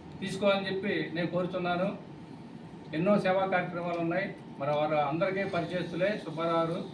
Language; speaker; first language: Telugu; native; Telugu